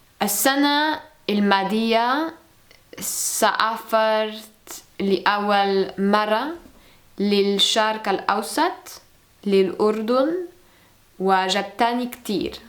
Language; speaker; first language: Arabic; non-native, learner; French